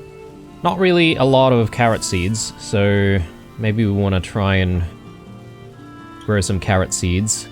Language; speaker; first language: English; native; English